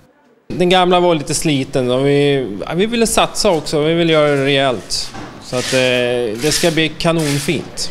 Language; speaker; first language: Swedish; native; Swedish